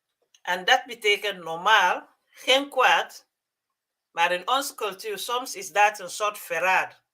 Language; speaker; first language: Dutch; non-native, fluent; Mandingo